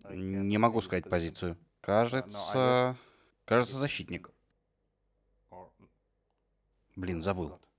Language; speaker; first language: Russian; native; Russian